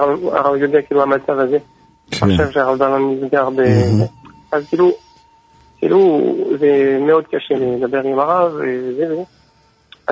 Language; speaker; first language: Hebrew; non-native, fluent; French